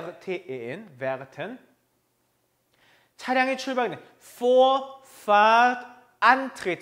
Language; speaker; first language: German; non-native, fluent; Korean